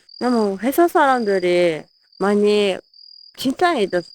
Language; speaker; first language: Korean; non-native, fluent; Japanese